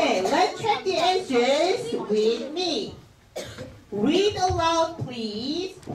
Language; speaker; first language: English; non-native, fluent; Korean